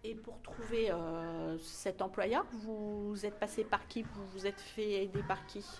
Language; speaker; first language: French; native; French